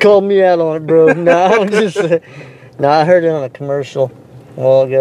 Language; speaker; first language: English; native; English